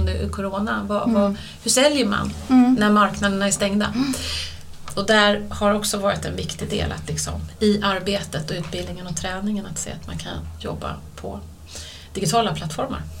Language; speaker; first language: Swedish; native; Swedish